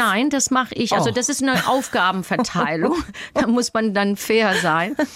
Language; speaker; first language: German; non-native, fluent; English